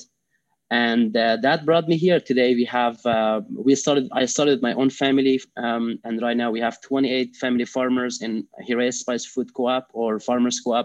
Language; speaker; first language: English; non-native, fluent; Persian